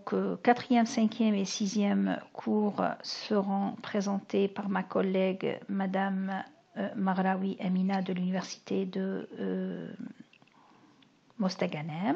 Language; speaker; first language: French; non-native, local second language; Arabic